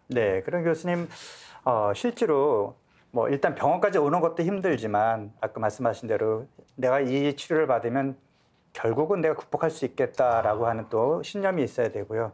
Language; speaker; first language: Korean; native; Korean